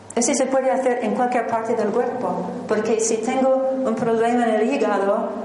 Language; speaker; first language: Spanish; non-native, fluent; English